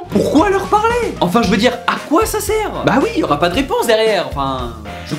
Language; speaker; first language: French; native; French